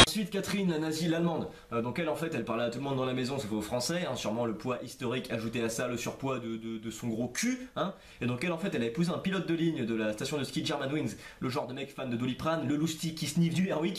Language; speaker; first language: French; native; French